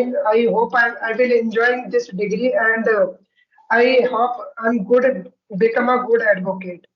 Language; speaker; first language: English; non-native, learner; Hindi